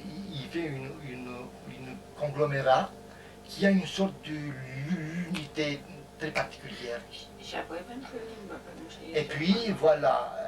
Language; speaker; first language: French; non-native, fluent; Romanian